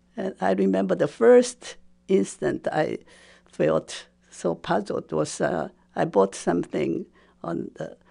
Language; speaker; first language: English; non-native, fluent; Japanese